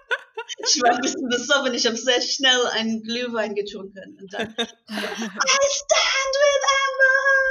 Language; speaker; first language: German; non-native, fluent; English